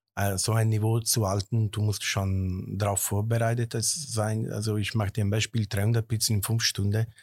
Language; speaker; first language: German; non-native, fluent; Italian